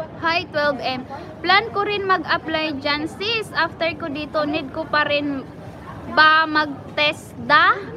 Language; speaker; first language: Filipino; non-native, local second language; Cebuano